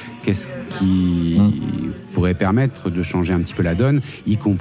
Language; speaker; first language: French; native; French